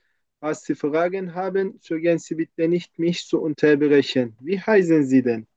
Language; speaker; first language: German; non-native, fluent; Turkish